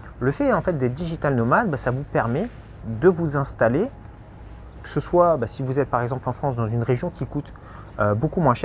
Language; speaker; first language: French; native; French